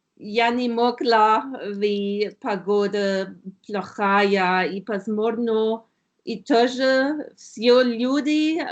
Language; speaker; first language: Russian; non-native, learner; German